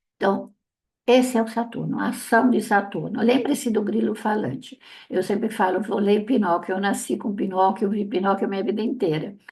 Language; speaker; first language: Portuguese; non-native, fluent; Italian